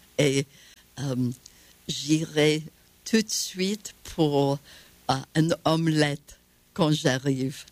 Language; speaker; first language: French; non-native, learner; English